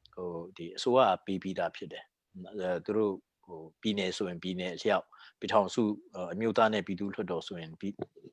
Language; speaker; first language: Burmese; non-native, local second language; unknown